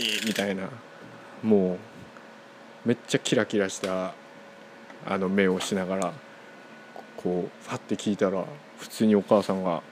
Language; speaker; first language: Japanese; non-native, fluent; Korean